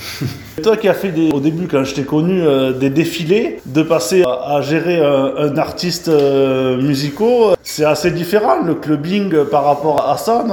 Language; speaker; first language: French; native; French